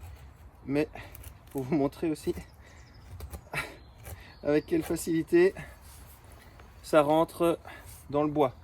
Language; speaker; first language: French; native; French